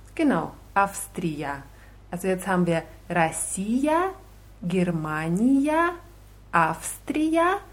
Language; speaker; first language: German; non-native, fluent; Russian